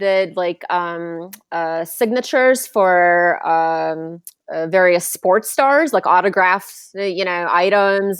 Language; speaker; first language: English; non-native, fluent; Lithuanian